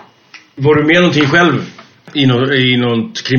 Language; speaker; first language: Swedish; native; Swedish